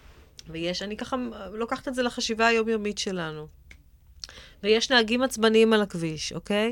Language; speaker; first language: Hebrew; native; Hebrew